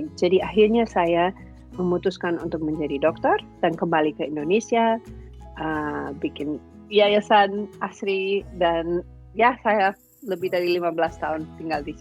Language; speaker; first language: Indonesian; non-native, fluent; English